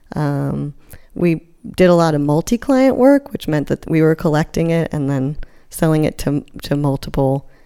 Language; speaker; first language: English; native; English